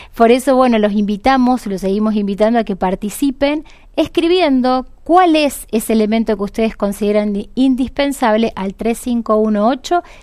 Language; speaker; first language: Spanish; native; Spanish